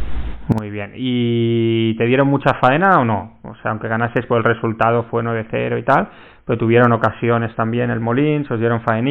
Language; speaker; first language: Spanish; native; Spanish